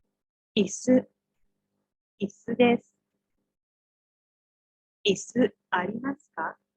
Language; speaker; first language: Japanese; non-native, learner; Indonesian